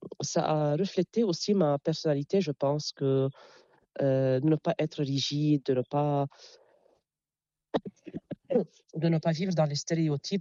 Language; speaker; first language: French; non-native, local second language; Arabic